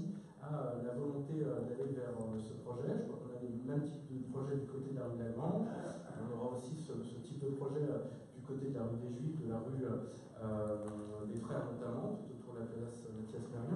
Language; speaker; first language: French; native; French